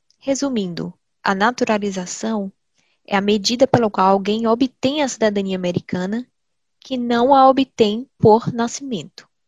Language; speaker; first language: Portuguese; native; Portuguese